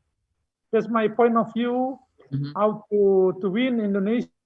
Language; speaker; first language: English; non-native, learner; Indonesian